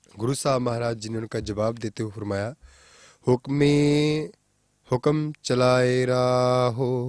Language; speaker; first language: Hindi; non-native, local second language; Punjabi